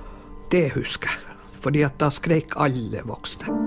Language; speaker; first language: Norwegian; native; Norwegian